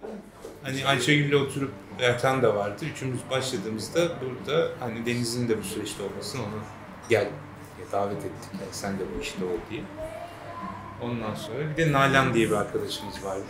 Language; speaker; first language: Turkish; native; Turkish